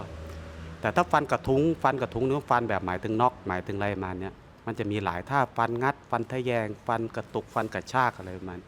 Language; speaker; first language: Thai; native; Thai